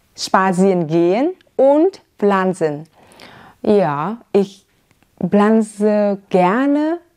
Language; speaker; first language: German; non-native, learner; Vietnamese